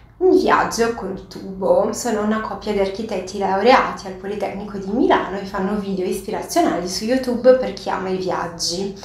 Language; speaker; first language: Italian; non-native, fluent; Portuguese